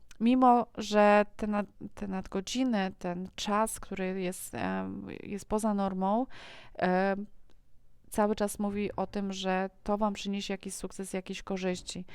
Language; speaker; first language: Polish; native; Polish